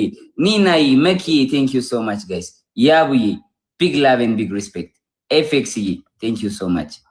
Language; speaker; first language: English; non-native, learner; Amharic